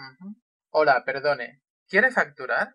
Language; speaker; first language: Spanish; non-native, fluent; Russian